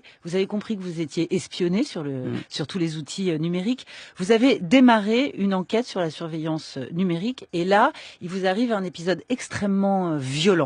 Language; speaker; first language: French; native; French